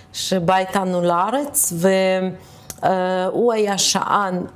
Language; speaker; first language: Hebrew; early bilingual, other home language; Russian